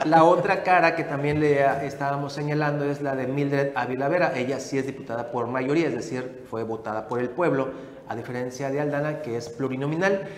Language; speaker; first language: Spanish; native; Spanish